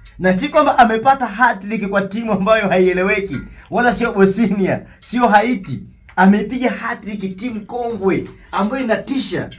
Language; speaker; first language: Swahili; native; Swahili